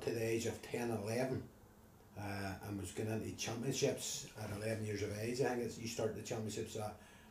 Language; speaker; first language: English; native; English